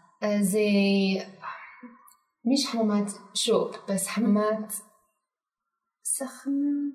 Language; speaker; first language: Arabic; non-native, learner; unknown